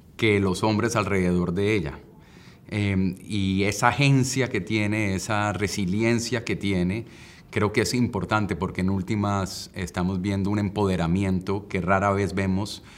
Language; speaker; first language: Spanish; native; Spanish